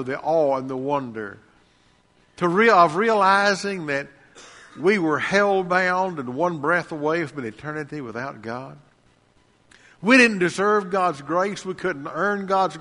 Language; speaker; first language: English; native; English